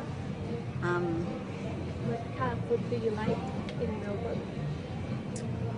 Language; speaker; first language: English; non-native, learner; Thai